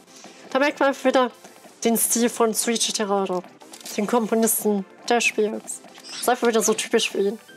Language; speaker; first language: German; native; German